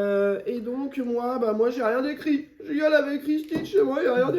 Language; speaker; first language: French; native; French